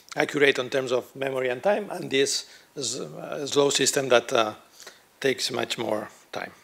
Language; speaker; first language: English; non-native, fluent; Catalan